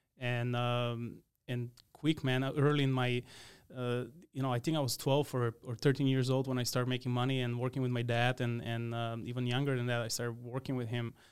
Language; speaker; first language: English; non-native, fluent; Macedonian